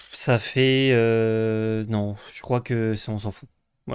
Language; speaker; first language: French; native; French